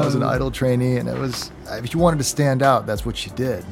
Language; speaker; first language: English; native; English